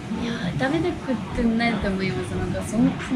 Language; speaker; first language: Japanese; non-native, fluent; Russian